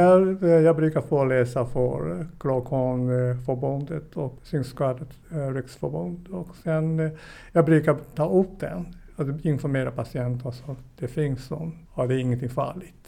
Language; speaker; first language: Swedish; non-native, fluent; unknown